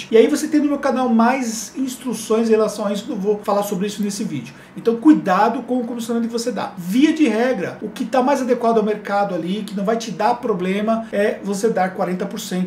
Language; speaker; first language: Portuguese; native; Portuguese